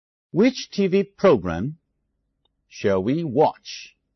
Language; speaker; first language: English; non-native, fluent; Chinese